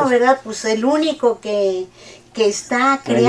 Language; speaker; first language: Spanish; native; Spanish